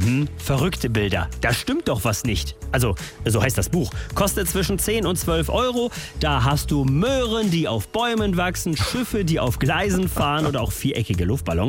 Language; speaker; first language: German; native; German